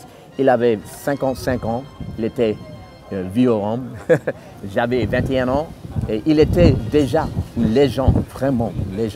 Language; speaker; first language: French; non-native, fluent; English